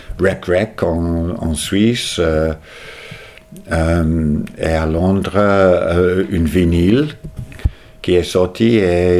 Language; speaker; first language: French; non-native, fluent; English